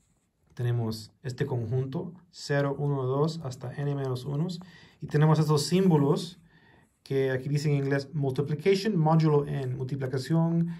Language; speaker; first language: Spanish; early bilingual, heritage; Spanish